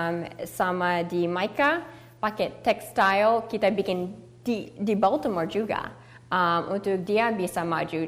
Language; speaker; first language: Indonesian; early bilingual, heritage; English